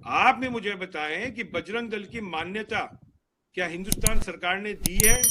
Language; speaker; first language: Hindi; native; Hindi